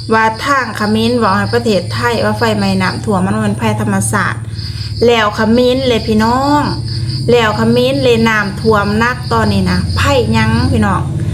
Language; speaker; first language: Thai; native; Thai